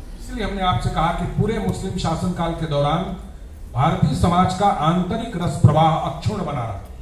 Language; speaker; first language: Hindi; native; Hindi